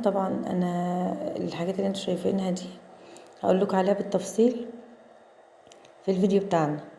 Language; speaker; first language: Arabic; native; Arabic